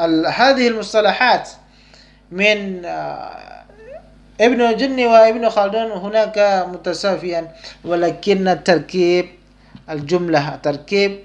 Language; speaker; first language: Arabic; non-native, fluent; Indonesian